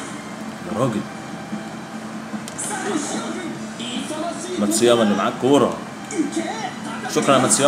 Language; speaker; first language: Arabic; native; Arabic